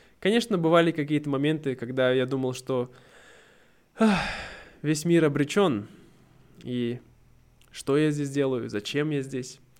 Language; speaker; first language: Russian; native; Russian